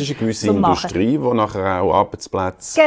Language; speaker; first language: German; native; German